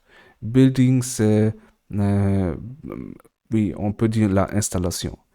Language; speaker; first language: French; non-native, learner; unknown